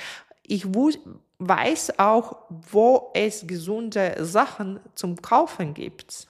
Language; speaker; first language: German; non-native, fluent; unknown